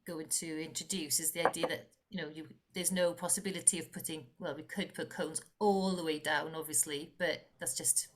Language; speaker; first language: English; non-native, local second language; Welsh